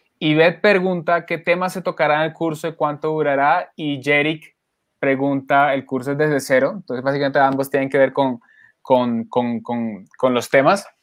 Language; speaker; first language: Spanish; native; Spanish